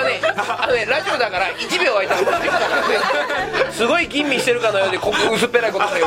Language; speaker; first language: Japanese; native; Japanese